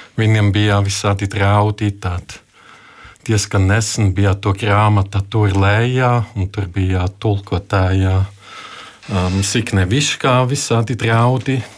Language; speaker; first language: Latvian; non-native, fluent; German